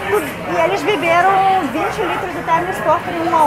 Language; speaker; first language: Portuguese; non-native, fluent; Russian